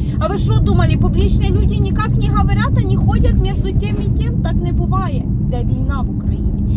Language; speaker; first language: Ukrainian; non-native, local second language; Russian